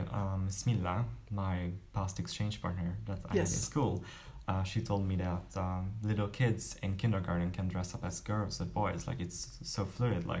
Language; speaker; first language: English; non-native, fluent; Hungarian